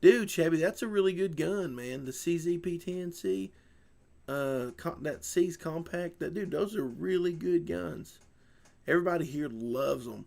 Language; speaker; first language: English; native; English